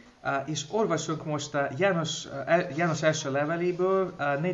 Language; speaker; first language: Hungarian; non-native, fluent; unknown